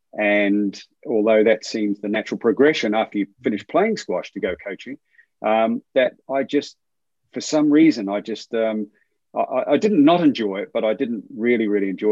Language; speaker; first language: English; native; English